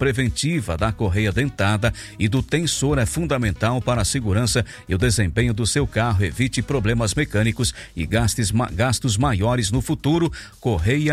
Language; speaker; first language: Portuguese; non-native, local second language; Italian